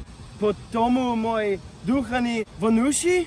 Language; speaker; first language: Russian; non-native, learner; English